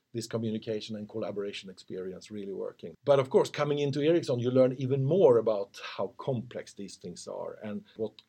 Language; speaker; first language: English; non-native, fluent; Swedish